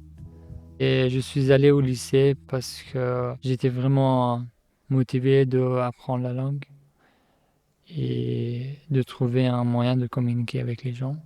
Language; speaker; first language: French; non-native, fluent; Persian